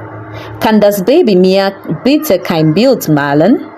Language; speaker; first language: German; non-native, learner; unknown